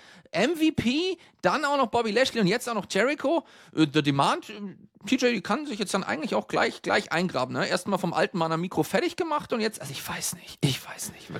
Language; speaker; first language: German; native; German